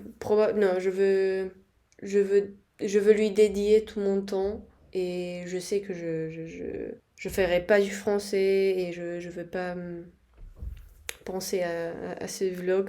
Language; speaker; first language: French; non-native, fluent; Spanish